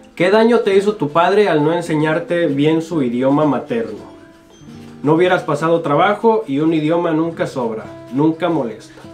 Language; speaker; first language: Spanish; native; Spanish